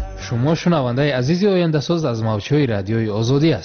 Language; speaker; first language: Tajik; native; Tajik